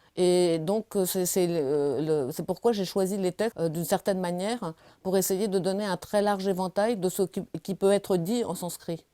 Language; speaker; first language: French; native; French